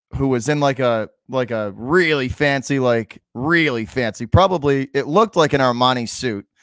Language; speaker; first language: English; native; English